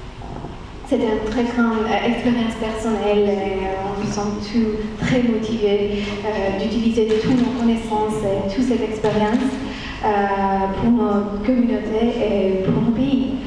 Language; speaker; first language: French; non-native, fluent; Armenian